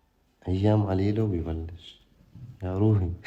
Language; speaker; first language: Arabic; non-native, learner; Amharic